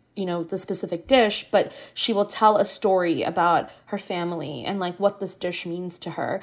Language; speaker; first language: English; native; English